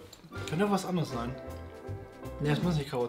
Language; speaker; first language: German; native; German